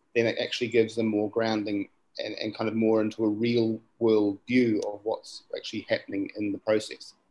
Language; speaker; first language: English; native; English